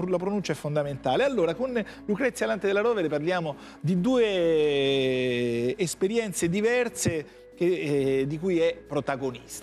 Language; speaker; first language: Italian; native; Italian